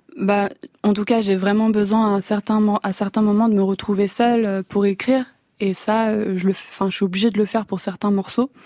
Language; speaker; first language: French; native; French